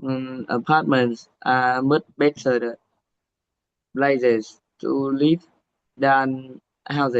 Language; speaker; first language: English; non-native, learner; Vietnamese